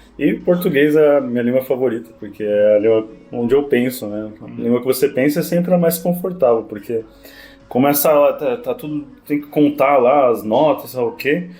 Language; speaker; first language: Portuguese; early bilingual, other home language; Spanish